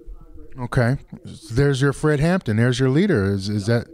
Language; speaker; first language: English; native; English